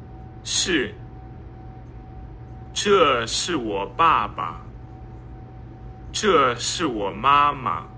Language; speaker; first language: Chinese; non-native, fluent; English